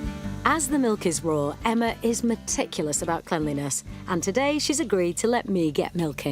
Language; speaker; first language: English; native; English